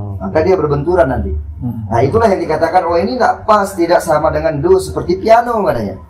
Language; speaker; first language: Indonesian; non-native, local second language; Sasak